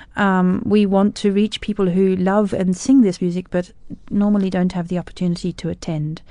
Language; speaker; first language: English; native; English